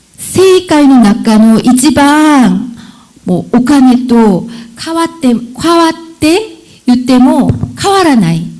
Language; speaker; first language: Japanese; non-native, learner; Korean